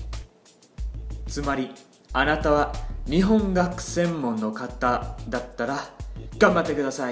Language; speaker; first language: Japanese; non-native, fluent; English